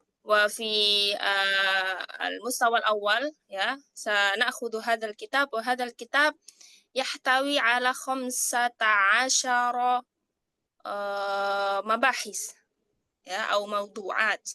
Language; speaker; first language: Arabic; non-native, fluent; Indonesian